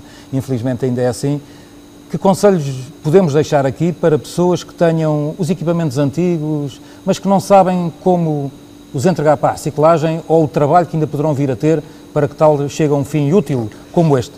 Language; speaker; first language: Portuguese; native; Portuguese